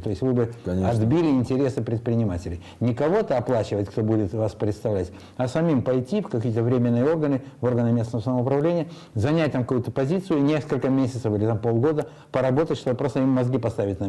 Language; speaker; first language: Russian; native; Russian